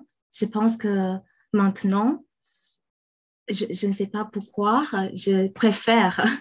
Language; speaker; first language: French; non-native, fluent; Chinese